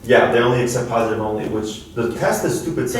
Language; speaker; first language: English; native; English